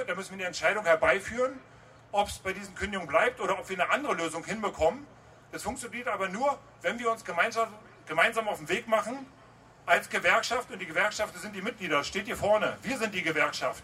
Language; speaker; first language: German; native; German